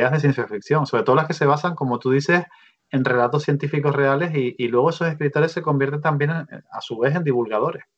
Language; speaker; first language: Spanish; native; Spanish